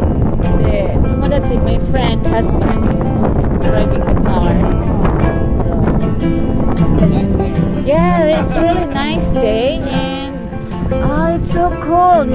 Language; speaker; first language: English; non-native, learner; Filipino